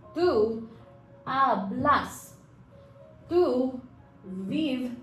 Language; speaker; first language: Spanish; early bilingual, heritage; Spanish